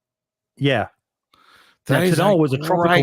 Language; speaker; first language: English; native; English